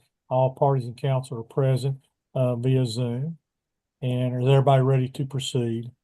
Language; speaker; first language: English; native; English